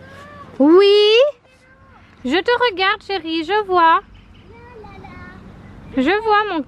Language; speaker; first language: French; native; French